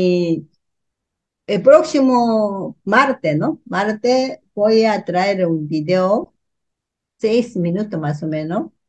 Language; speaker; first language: Spanish; non-native, learner; Korean